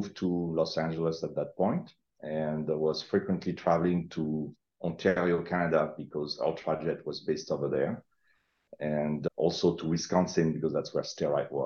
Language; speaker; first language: English; non-native, fluent; French